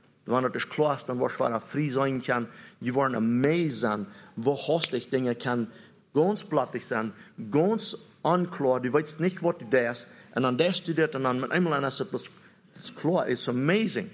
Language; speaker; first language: German; native; German